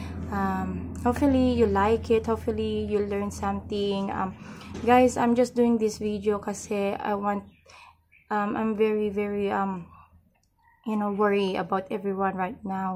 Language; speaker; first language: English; non-native, local second language; Filipino